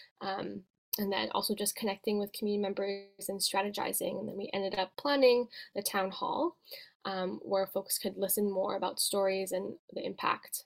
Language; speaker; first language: English; native; English